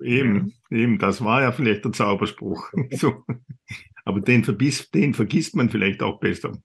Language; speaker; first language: German; native; German